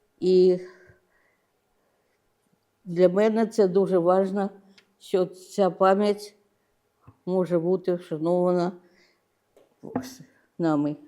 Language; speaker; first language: Ukrainian; non-native, local second language; Russian